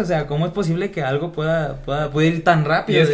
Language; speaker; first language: Spanish; native; Spanish